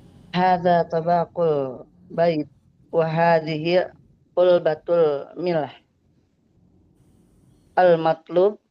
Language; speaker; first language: Arabic; non-native, learner; Indonesian